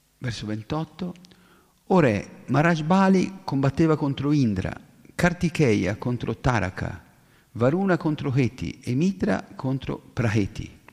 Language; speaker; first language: Italian; native; Italian